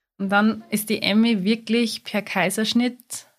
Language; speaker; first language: German; native; German